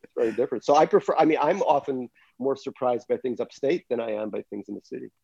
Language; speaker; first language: English; early bilingual, other home language; Russian